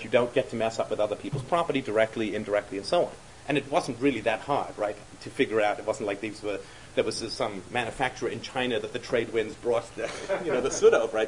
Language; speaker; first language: English; native; English